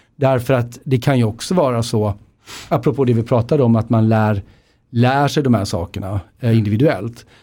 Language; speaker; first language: Swedish; native; Swedish